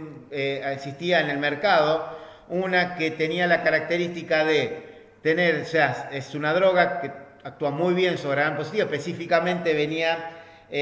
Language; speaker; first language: Spanish; native; Spanish